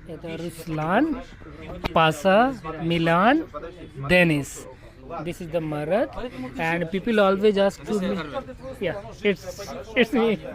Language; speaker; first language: English; non-native, local second language; Hindi